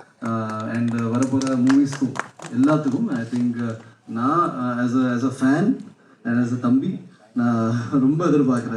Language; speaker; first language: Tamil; non-native, fluent; Malayalam